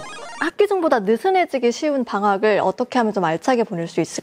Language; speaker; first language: Korean; native; Korean